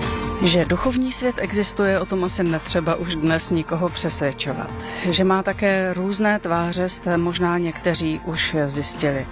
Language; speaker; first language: Czech; native; Czech